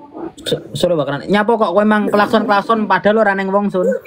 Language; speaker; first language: Japanese; non-native, learner; Javanese